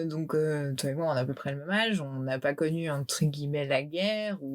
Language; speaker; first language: French; native; French